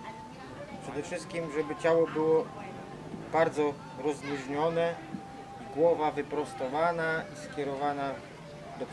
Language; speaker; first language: Polish; non-native, fluent; Vietnamese